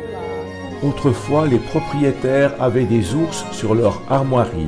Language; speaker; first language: French; native; French